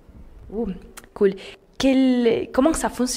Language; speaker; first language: French; non-native, learner; Spanish